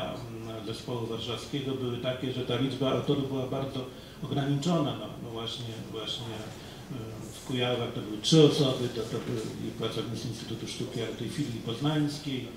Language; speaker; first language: Polish; native; Polish